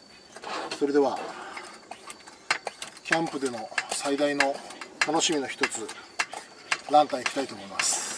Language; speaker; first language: Japanese; native; Japanese